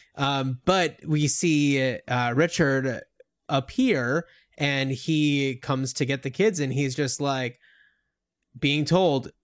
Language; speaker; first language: English; native; English